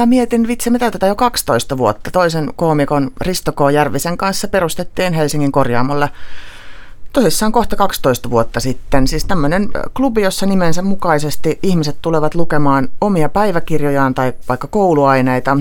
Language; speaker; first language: Finnish; native; Finnish